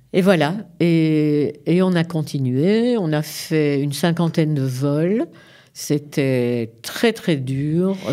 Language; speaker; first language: French; native; French